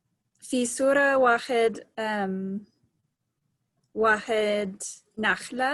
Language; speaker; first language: Arabic; non-native, learner; English